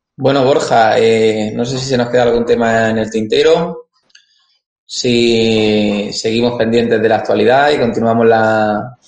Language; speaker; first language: Spanish; native; Spanish